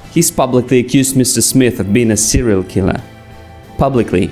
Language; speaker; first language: English; non-native, fluent; Russian